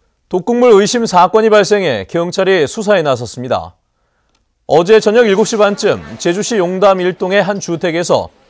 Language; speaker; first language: Korean; native; Korean